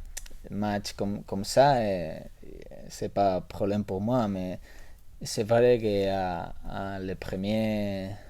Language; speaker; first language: French; non-native, learner; Spanish